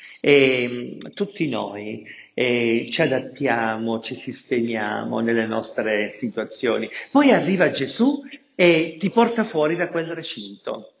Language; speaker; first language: Italian; native; Italian